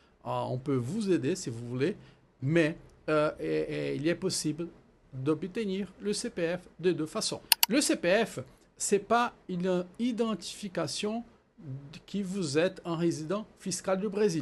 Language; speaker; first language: French; non-native, fluent; Portuguese